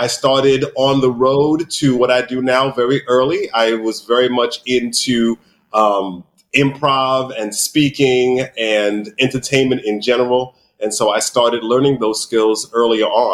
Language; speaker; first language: English; native; English